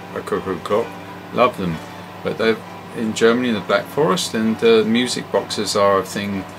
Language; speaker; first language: English; native; English